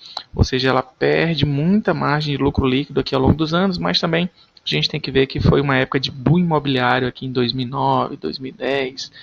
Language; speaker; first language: Portuguese; native; Portuguese